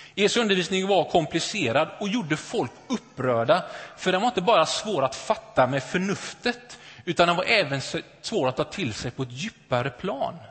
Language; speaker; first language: Swedish; native; Swedish